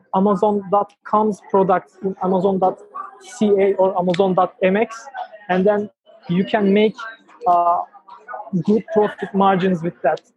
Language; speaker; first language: English; non-native, fluent; Turkish